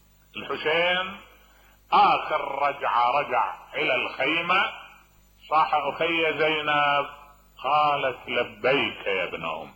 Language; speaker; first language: Arabic; native; Arabic